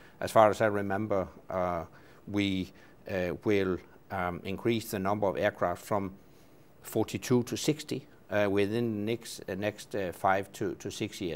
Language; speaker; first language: English; non-native, fluent; Danish